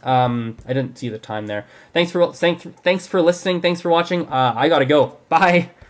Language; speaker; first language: English; native; English